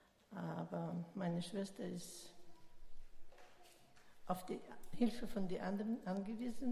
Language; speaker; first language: German; early bilingual, heritage; German